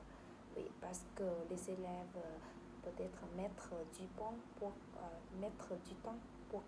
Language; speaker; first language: French; non-native, learner; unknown